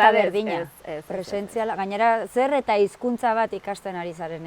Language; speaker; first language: Basque; native; Basque